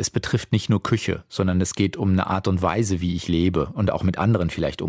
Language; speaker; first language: German; native; German